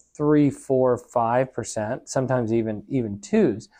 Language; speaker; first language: English; native; English